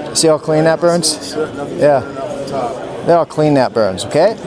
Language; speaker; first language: English; native; English